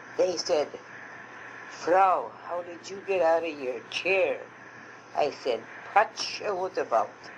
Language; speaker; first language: English; early bilingual, other home language; German